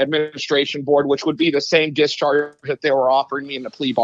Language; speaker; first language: English; native; English